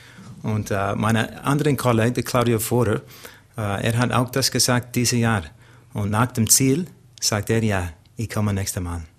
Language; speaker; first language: German; non-native, learner; English